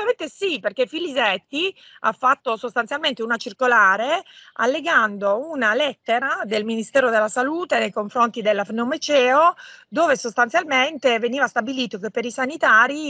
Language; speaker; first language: Italian; native; Italian